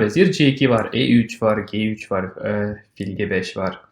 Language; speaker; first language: Turkish; non-native, fluent; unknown